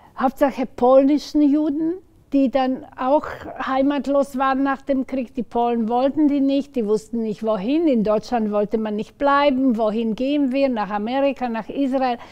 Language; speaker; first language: German; non-native, fluent; Slovak